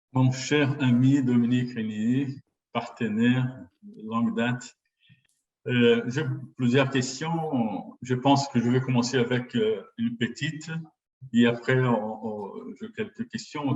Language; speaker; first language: French; non-native, fluent; Portuguese